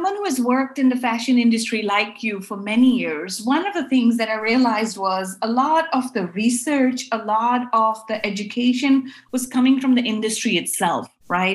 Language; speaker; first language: English; non-native, local second language; Urdu